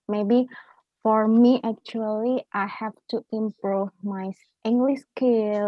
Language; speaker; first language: English; non-native, learner; Indonesian